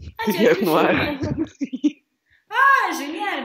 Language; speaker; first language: French; non-native, fluent; Russian